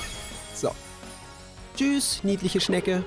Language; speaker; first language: German; native; German